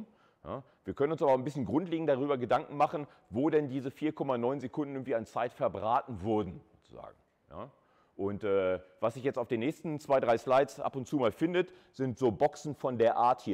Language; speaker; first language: German; native; German